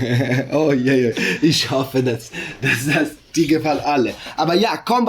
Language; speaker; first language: German; non-native, learner; Italian